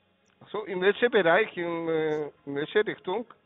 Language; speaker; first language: German; non-native, learner; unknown